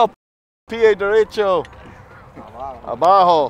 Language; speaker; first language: Spanish; non-native, learner; English